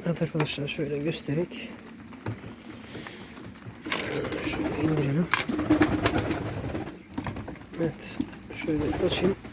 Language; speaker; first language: Turkish; native; Turkish